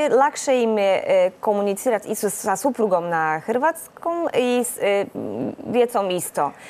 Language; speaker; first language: Croatian; non-native, fluent; Polish